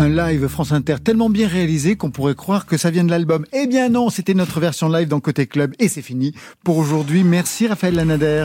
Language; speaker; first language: French; native; French